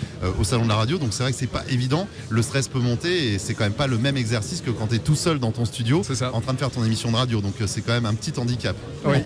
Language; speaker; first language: French; native; French